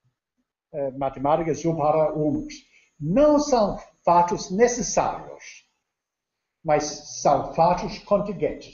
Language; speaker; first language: Portuguese; non-native, learner; Danish